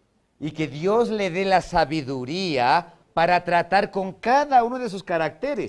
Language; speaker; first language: Spanish; native; Spanish